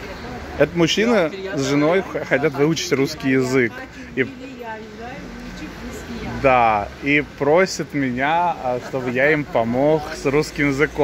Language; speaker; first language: Russian; native; Russian